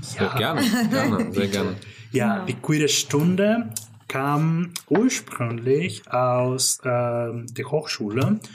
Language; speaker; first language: German; non-native, fluent; English